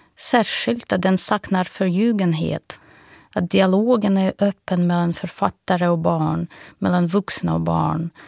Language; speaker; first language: Swedish; non-native, fluent; Russian